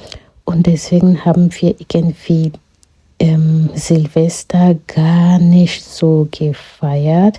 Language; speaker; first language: German; non-native, fluent; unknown